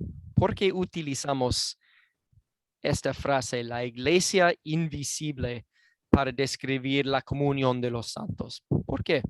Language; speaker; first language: Spanish; non-native, fluent; English